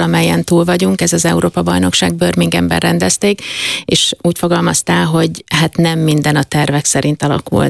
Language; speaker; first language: Hungarian; native; Hungarian